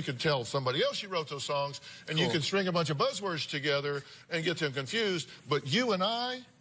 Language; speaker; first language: English; native; English